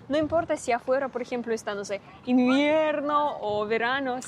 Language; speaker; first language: Spanish; non-native, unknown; Russian